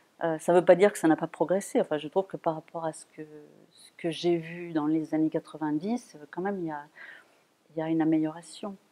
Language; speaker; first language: French; non-native, fluent; German